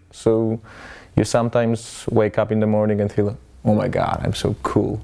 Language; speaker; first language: English; non-native, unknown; Polish